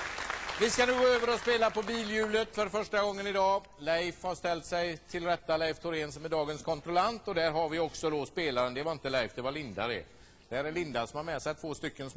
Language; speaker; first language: Swedish; native; Swedish